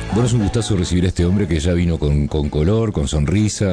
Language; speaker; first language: Spanish; native; Spanish